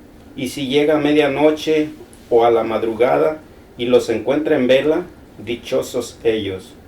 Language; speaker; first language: Spanish; native; Spanish